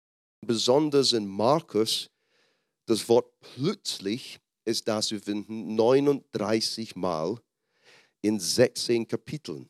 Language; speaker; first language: German; non-native, fluent; English